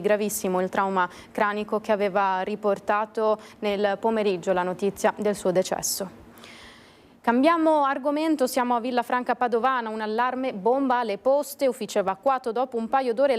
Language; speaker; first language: Italian; native; Italian